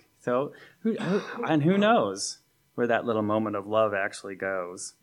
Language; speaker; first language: English; native; English